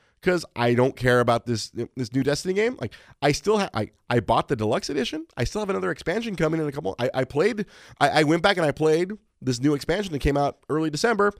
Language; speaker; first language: English; early bilingual, other home language; Spanish